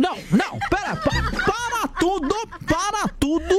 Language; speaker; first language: Portuguese; native; Portuguese